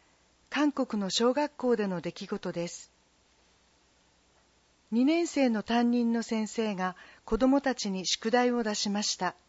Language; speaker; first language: Japanese; non-native, fluent; Korean